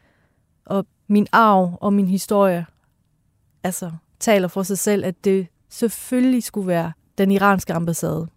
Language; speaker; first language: Danish; early bilingual, other home language; Persian